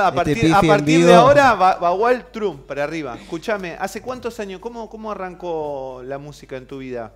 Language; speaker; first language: Spanish; native; Spanish